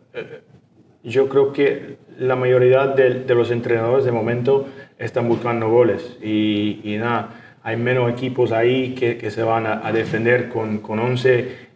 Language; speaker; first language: Spanish; non-native, fluent; Dutch